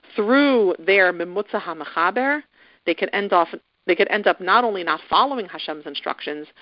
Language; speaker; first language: English; native; English